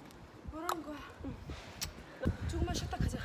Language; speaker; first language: Korean; non-native, fluent; Arabic